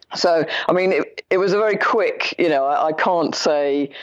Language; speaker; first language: English; native; English